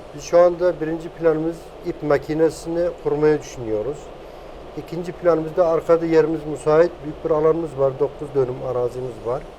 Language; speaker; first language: Turkish; non-native, fluent; Persian